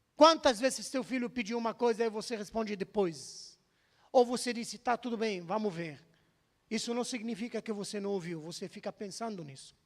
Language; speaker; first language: Portuguese; non-native, fluent; Arabic